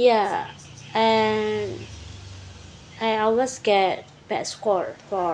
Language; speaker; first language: English; non-native, learner; Indonesian